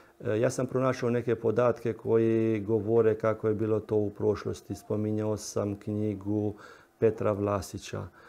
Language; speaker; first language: Croatian; early bilingual, heritage; Croatian